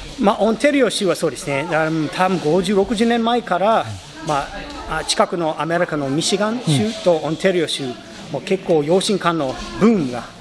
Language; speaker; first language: Japanese; non-native, fluent; English